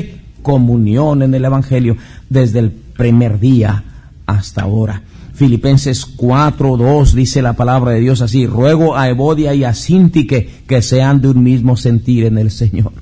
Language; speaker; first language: Spanish; native; Spanish